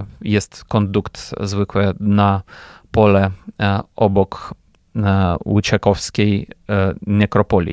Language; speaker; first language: Polish; non-native, fluent; Ukrainian